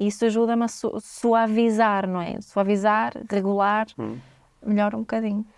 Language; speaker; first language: Portuguese; non-native, fluent; Swedish